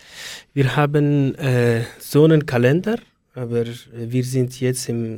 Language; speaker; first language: German; non-native, learner; Persian